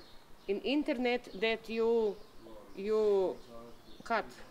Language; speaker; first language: English; non-native, learner; Slovenian